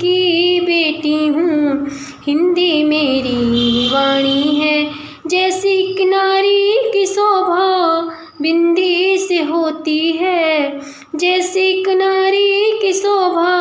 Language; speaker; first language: Hindi; native; Hindi